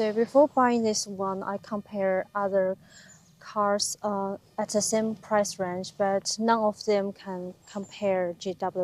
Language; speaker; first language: English; non-native, learner; Chinese